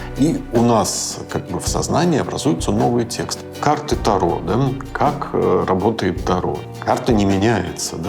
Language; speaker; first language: Russian; native; Russian